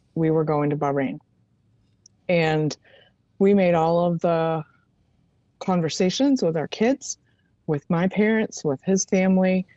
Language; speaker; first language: English; native; English